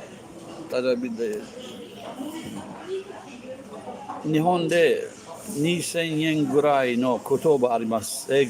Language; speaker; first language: Japanese; non-native, learner; English